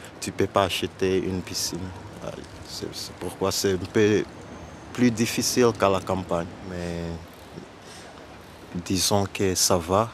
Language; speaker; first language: French; non-native, local second language; Dutch